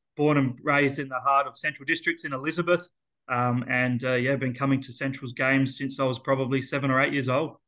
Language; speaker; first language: English; native; English